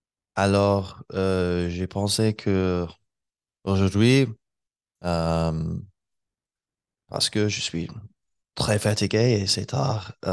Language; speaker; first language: French; non-native, learner; English